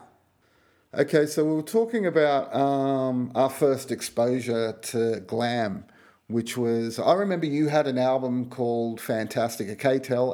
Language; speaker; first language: English; native; English